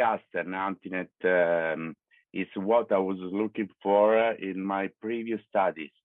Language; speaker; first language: English; non-native, learner; Italian